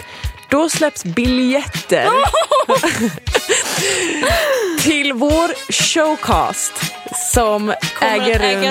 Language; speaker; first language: Swedish; native; Swedish